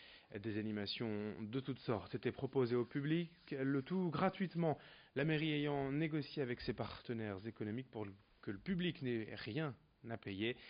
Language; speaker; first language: French; native; French